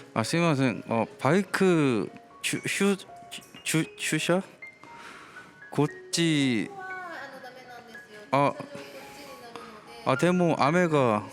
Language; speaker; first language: Japanese; non-native, learner; Korean